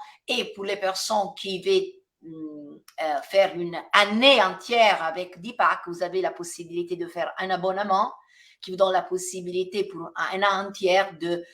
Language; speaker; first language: French; non-native, fluent; Italian